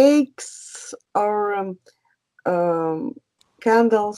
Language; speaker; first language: English; non-native, learner; Russian